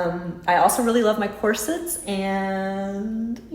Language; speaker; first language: English; native; English